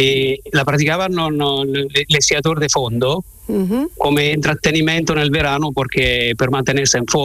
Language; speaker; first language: Spanish; non-native, learner; Italian